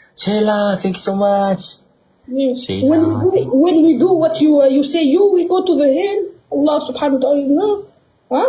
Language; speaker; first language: English; non-native, learner; Arabic